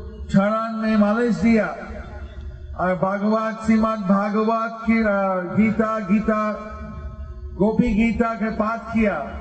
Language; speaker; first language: Hindi; non-native, learner; English